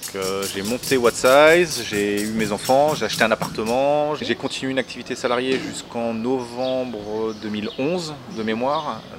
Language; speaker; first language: French; native; French